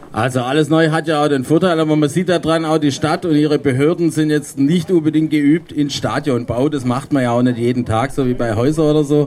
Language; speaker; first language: German; native; German